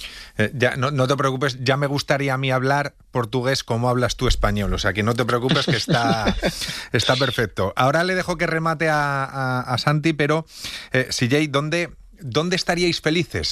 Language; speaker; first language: Spanish; native; Spanish